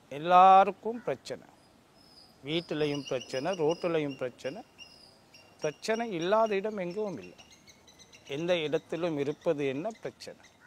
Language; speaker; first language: Tamil; non-native, local second language; Sinhala